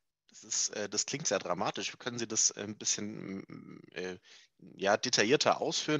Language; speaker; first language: German; native; German